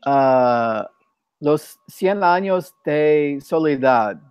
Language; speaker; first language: Spanish; non-native, fluent; English